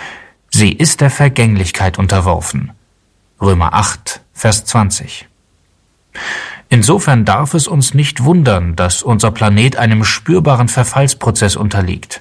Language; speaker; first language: German; native; German